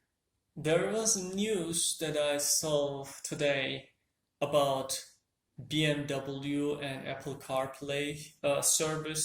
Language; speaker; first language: English; non-native, fluent; Turkish